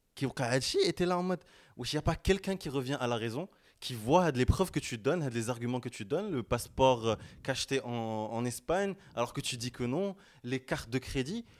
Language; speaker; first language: French; native; French